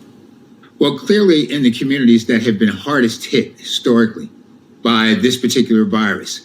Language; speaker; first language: English; native; English